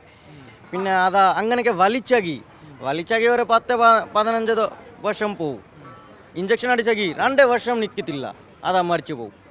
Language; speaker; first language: Malayalam; non-native, learner; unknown